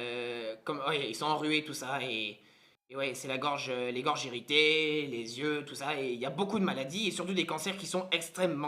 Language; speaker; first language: French; native; French